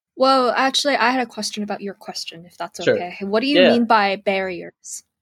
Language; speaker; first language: English; early bilingual, other home language; Cantonese